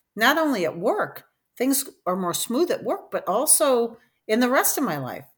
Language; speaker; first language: English; native; English